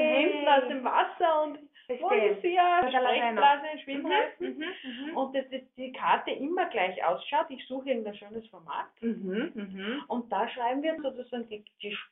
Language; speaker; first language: German; non-native, fluent; Greek